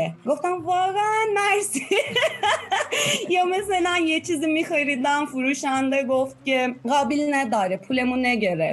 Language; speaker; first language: Persian; non-native, fluent; Turkish